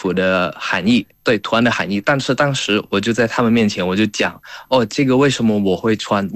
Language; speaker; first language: Chinese; non-native, fluent; Indonesian